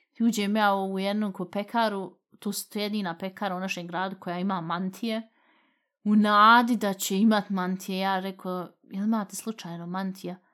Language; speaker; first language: Bosnian; early bilingual, heritage; Bosnian